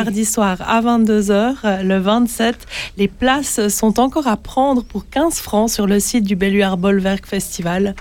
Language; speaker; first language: French; native; French